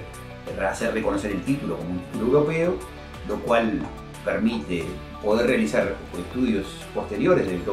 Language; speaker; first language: Spanish; native; Spanish